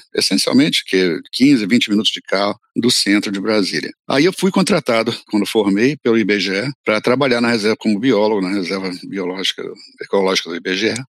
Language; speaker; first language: Portuguese; native; Portuguese